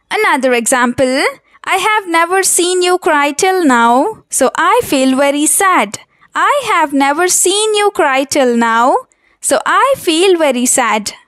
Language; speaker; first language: English; non-native, local second language; Telugu